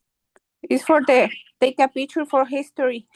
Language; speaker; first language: English; non-native, learner; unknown